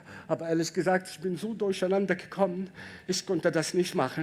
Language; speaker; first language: German; non-native, learner; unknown